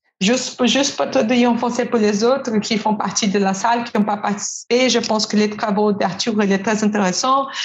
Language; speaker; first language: French; non-native, fluent; Portuguese